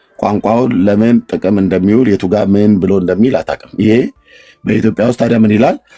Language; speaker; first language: Amharic; native; Amharic